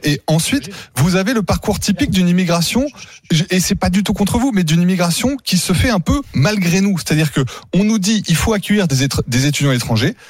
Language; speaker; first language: French; native; French